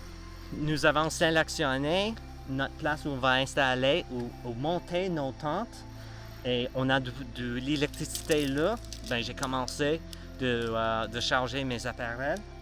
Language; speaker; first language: French; non-native, learner; English